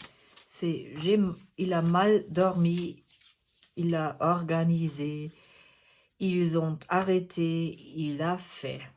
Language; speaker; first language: French; non-native, fluent; German